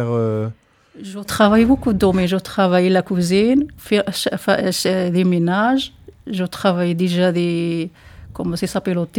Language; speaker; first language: French; non-native, learner; Arabic